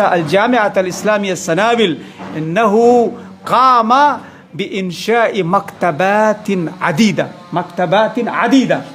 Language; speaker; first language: Arabic; non-native, fluent; Bangla